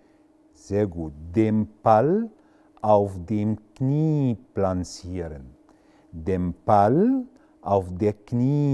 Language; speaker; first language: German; non-native, fluent; Arabic